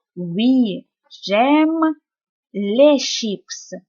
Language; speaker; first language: French; non-native, fluent; Ukrainian